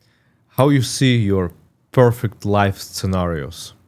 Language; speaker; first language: English; non-native, learner; Russian